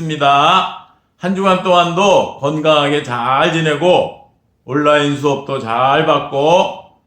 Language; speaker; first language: Korean; native; Korean